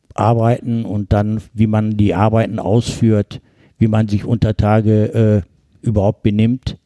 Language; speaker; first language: German; early bilingual, other home language; Turkish